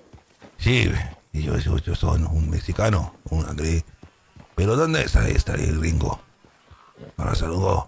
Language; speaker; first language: Spanish; non-native, learner; French